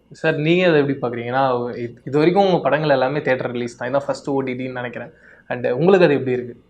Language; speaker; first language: Tamil; native; Tamil